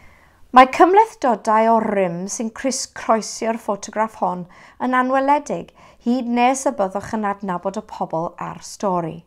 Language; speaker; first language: Welsh; non-native, fluent; English